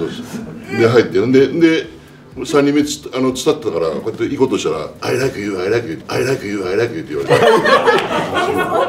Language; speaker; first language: Japanese; native; Japanese